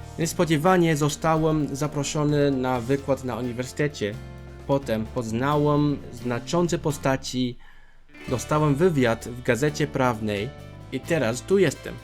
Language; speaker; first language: Polish; non-native, fluent; Cantonese